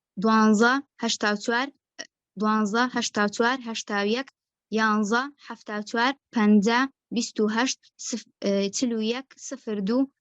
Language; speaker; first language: Central Kurdish; native; Central Kurdish